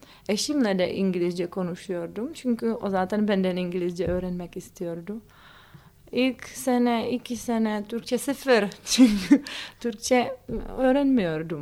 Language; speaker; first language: Turkish; non-native, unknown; Czech